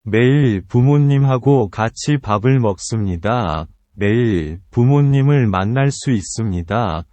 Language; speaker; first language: Korean; non-native, learner; Vietnamese